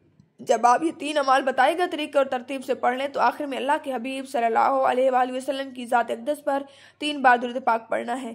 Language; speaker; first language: Urdu; native; Urdu